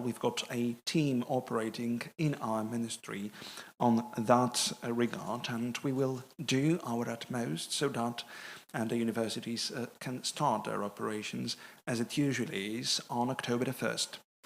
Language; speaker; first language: English; non-native, fluent; Polish